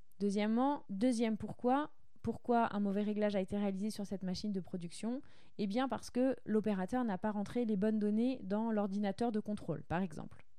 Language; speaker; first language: French; native; French